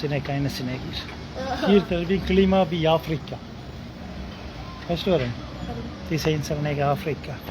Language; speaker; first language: German; non-native, learner; Tamil